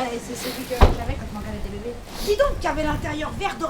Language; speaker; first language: French; native; French